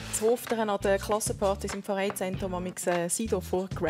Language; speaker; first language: German; native; German